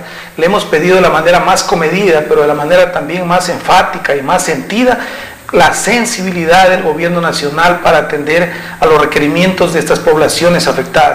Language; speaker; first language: Spanish; native; Spanish